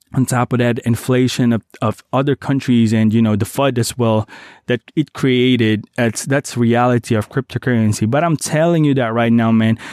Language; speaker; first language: English; non-native, local second language; Cebuano